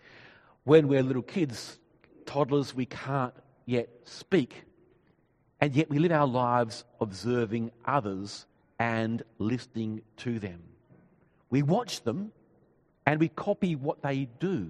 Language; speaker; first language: English; native; English